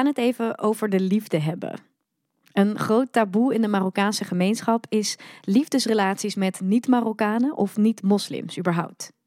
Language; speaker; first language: Dutch; early bilingual, other home language; Arabic